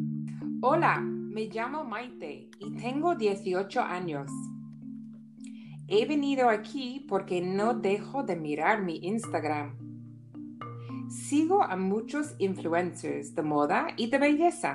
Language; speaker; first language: Spanish; non-native, fluent; English